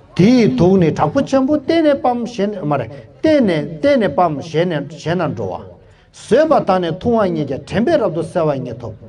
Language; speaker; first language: Nepali; non-native, fluent; Tibetan